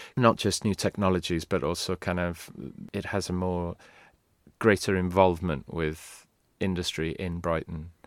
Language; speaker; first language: English; non-native, local second language; Welsh